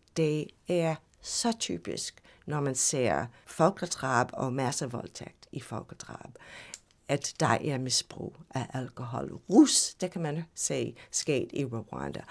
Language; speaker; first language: Danish; non-native, fluent; English